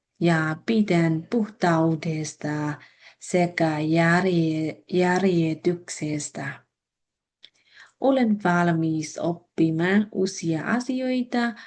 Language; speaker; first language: Finnish; non-native, learner; Burmese